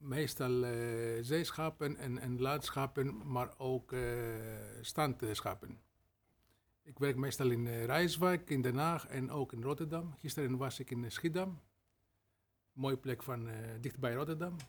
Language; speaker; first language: Dutch; non-native, learner; Greek